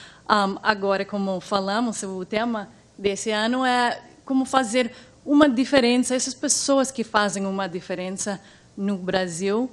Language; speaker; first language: Portuguese; non-native, fluent; English